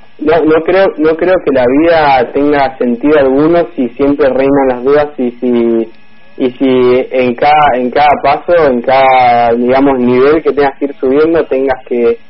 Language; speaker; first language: Spanish; native; Spanish